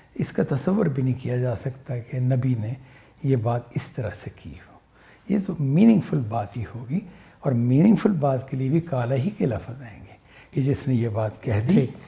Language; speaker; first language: Urdu; non-native, local second language; Punjabi